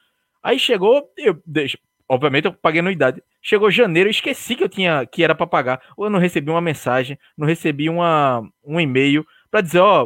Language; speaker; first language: Portuguese; native; Portuguese